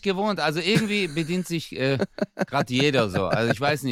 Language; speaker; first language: German; early bilingual, other home language; Turkish